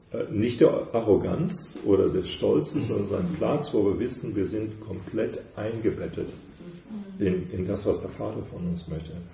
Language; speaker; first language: German; native; German